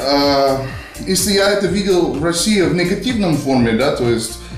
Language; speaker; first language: Ukrainian; non-native, learner; English